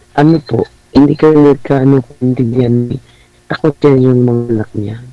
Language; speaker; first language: Filipino; non-native, local second language; Cebuano